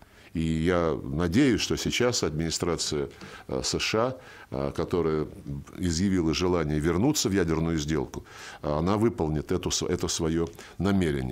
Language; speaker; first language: Russian; native; Russian